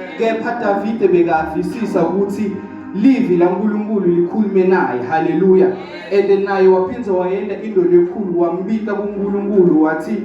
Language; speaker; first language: Zulu; non-native, local second language; Swati